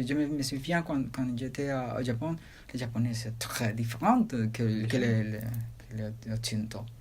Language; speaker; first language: French; non-native, learner; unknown